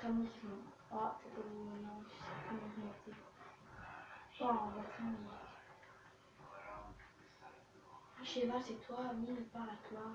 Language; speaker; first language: French; native; French